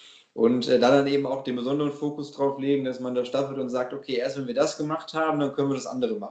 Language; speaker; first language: German; native; German